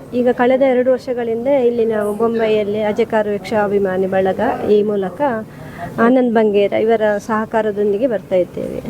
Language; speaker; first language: Kannada; non-native, local second language; Tulu